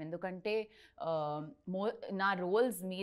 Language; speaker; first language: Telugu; non-native, learner; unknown